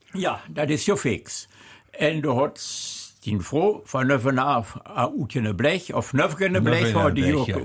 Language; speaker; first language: German; native; German